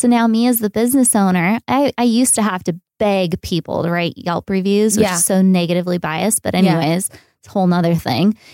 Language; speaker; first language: English; native; English